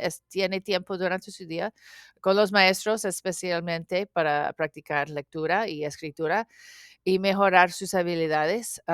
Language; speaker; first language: Spanish; non-native, learner; English